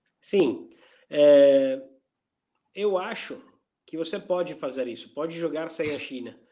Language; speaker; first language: Portuguese; non-native, fluent; Italian